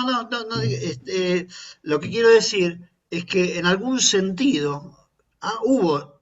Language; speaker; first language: Spanish; native; Spanish